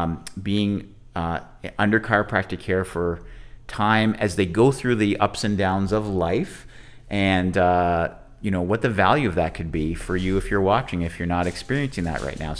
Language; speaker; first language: English; native; English